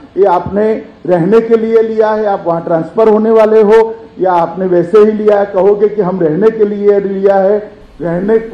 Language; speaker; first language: Hindi; non-native, local second language; Gujarati